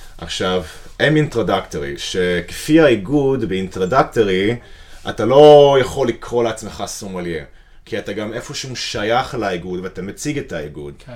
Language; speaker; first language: Hebrew; non-native, fluent; English